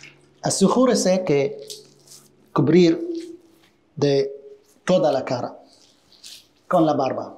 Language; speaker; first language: Spanish; non-native, fluent; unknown